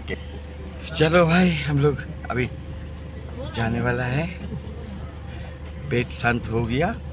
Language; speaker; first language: Hindi; non-native, local second language; Bangla